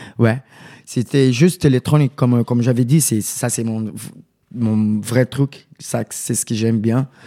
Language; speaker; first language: French; non-native, learner; Portuguese